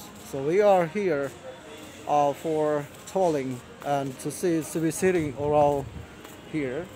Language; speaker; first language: English; non-native, learner; Lao